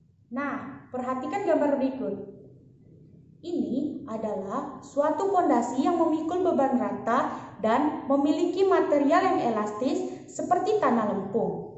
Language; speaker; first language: Indonesian; native; Indonesian